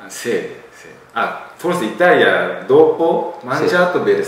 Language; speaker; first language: Italian; non-native, learner; Japanese